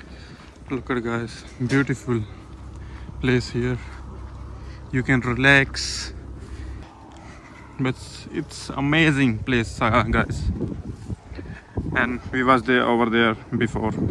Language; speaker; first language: English; non-native, fluent; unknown